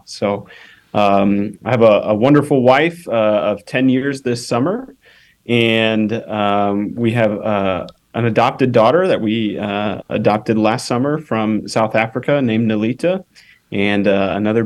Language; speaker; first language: English; native; English